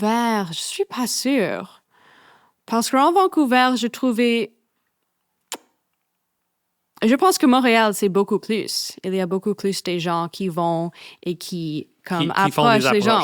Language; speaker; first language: French; non-native, fluent; English